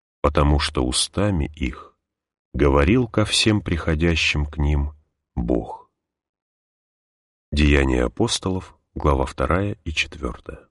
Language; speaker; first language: Russian; native; Russian